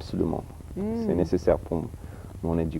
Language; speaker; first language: French; early bilingual, heritage; English